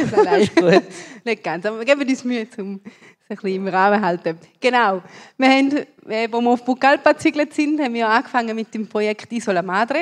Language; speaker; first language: German; native; German